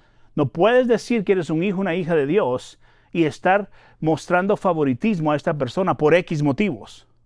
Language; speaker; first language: Spanish; native; Spanish